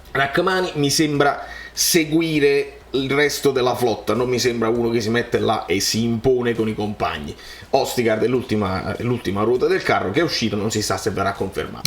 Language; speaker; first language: Italian; native; Italian